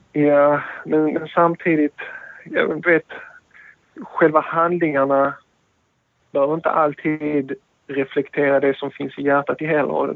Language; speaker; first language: Swedish; early bilingual, other home language; Turkish